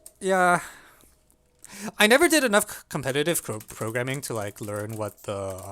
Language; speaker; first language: English; native; English